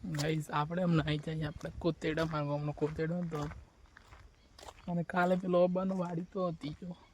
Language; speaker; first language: Gujarati; native; Gujarati